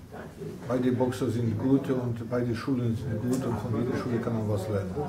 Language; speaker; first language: German; non-native, fluent; Polish